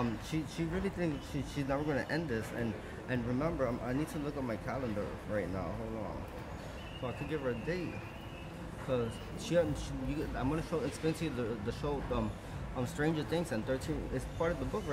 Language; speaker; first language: English; early bilingual, other home language; Spanish